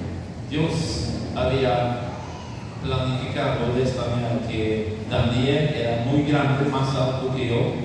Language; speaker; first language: Spanish; non-native, fluent; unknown